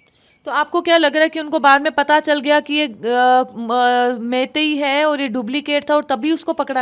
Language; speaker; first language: Hindi; native; Hindi